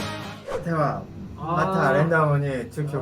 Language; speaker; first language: Japanese; non-native, learner; Korean